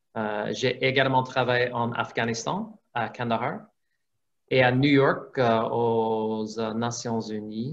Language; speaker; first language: French; non-native, fluent; English